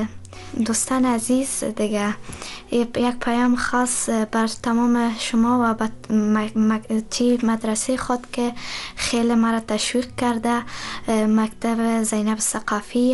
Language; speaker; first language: Arabic; non-native, learner; Persian